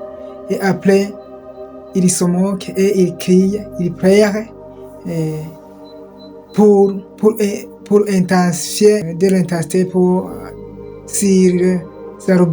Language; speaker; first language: French; non-native, local second language; Kinyarwanda